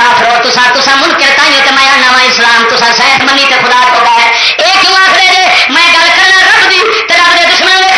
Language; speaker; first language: Urdu; non-native, local second language; Punjabi